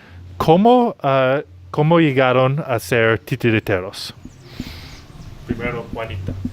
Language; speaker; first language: Spanish; non-native, fluent; English